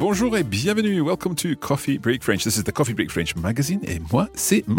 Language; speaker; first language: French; non-native, fluent; English